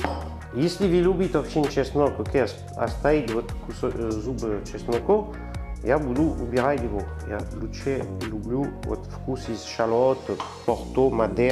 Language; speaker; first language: Russian; non-native, learner; French